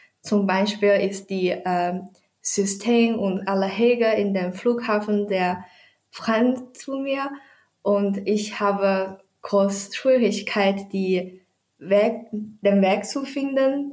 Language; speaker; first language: German; non-native, learner; Chinese